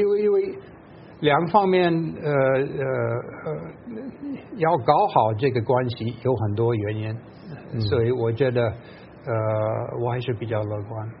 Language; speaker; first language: Chinese; non-native, fluent; English